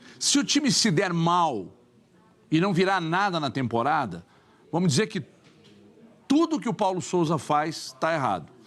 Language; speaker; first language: Portuguese; native; Portuguese